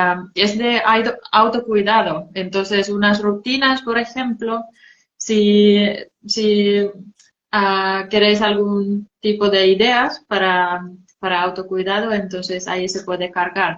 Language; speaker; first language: Spanish; non-native, fluent; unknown